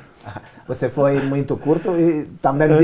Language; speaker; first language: Portuguese; non-native, learner; Romanian